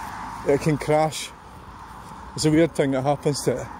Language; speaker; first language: English; native; English